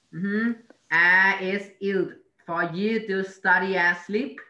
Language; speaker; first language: English; non-native, learner; Vietnamese